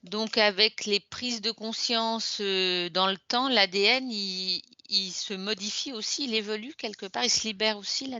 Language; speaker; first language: French; native; French